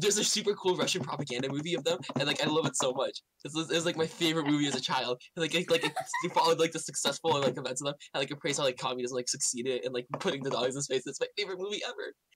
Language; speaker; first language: English; early bilingual, other home language; Russian